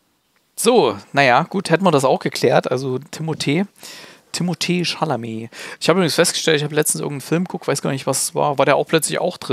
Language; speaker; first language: German; native; German